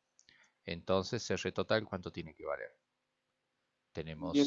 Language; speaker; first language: Spanish; native; Spanish